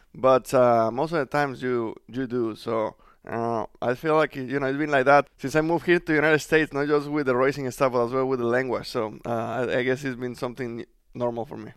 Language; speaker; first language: English; non-native, fluent; Spanish